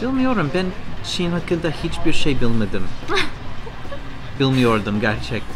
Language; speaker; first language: Turkish; non-native, learner; English